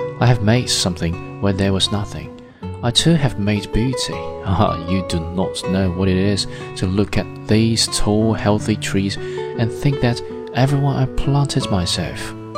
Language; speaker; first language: English; non-native, fluent; Chinese